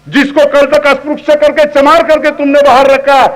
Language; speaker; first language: Hindi; non-native, local second language; Marathi